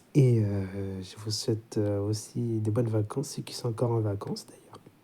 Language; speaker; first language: French; native; French